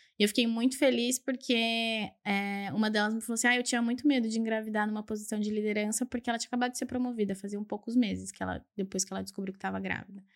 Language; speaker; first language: Portuguese; early bilingual, other home language; Spanish